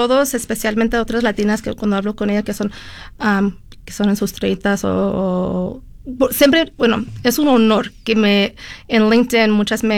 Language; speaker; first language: Spanish; early bilingual, heritage; Spanish